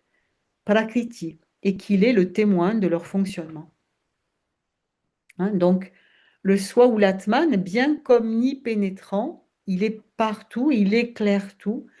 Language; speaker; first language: French; native; French